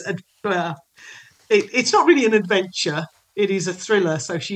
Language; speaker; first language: English; native; English